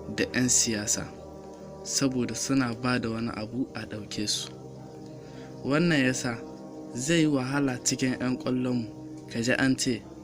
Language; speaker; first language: Hausa; native; Hausa